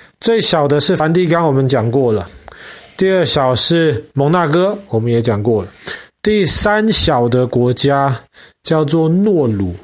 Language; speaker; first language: Chinese; native; Chinese